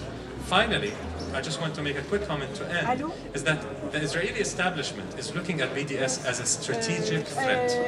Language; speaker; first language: English; non-native, fluent; Arabic